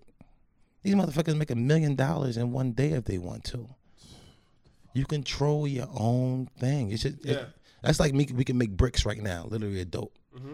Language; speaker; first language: English; native; English